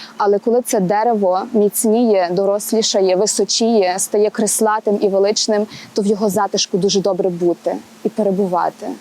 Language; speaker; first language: Ukrainian; native; Ukrainian